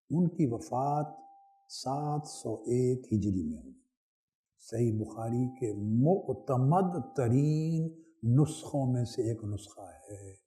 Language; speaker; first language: Urdu; non-native, local second language; Punjabi